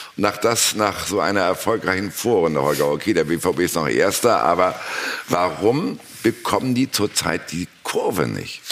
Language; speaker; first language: German; native; German